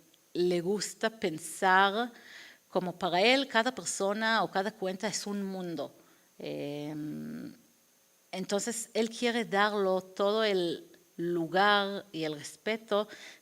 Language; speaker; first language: Spanish; non-native, fluent; Hebrew